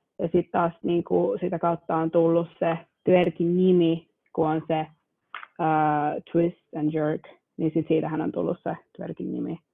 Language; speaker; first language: Finnish; early bilingual, other home language; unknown